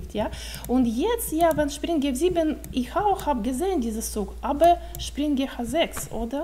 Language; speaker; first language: German; non-native, learner; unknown